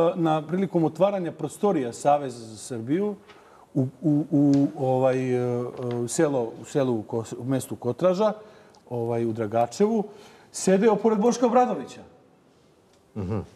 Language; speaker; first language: Serbian; native; Serbian